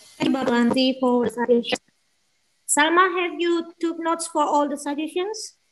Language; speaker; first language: English; non-native, fluent; Indonesian